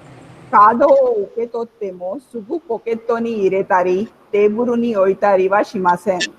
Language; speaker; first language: Japanese; non-native, fluent; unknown